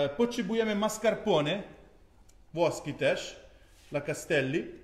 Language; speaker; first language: Polish; non-native, learner; Italian